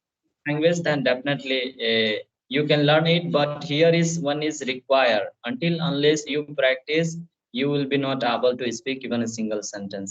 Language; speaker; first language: English; non-native, fluent; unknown